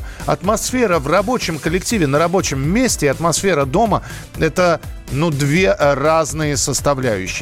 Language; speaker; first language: Russian; native; Russian